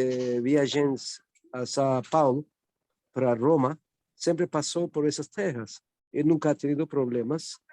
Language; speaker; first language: Portuguese; non-native, learner; Turkish